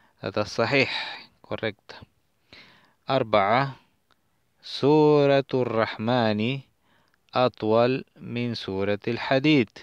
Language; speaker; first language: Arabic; non-native, fluent; Spanish